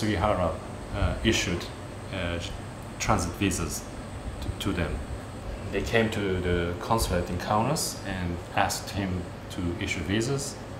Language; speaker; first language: English; non-native, fluent; Japanese